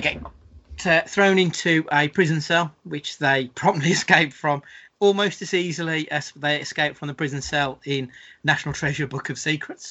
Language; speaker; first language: English; native; English